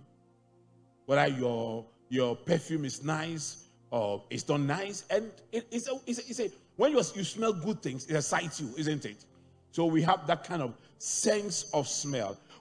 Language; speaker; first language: English; non-native, local second language; Akan